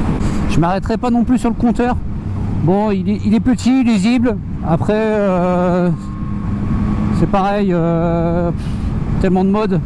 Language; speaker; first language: French; native; French